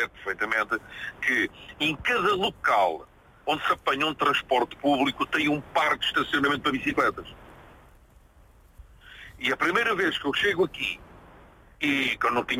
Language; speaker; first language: Portuguese; native; Portuguese